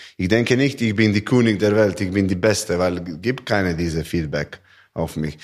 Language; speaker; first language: German; non-native, learner; Serbian